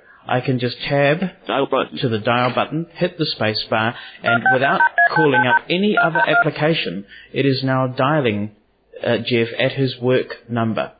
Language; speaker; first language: English; native; English